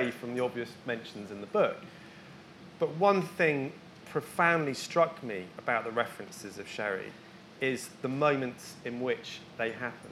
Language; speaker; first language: English; native; English